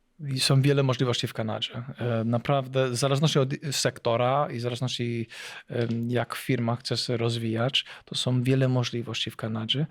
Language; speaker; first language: Polish; early bilingual, heritage; Polish